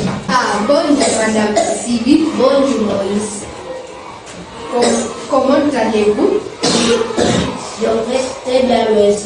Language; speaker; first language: French; non-native, learner; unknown